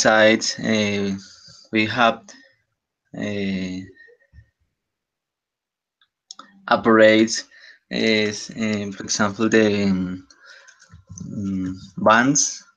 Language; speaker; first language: English; non-native, learner; Spanish